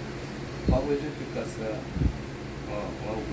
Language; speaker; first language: Portuguese; non-native, learner; Haitian Creole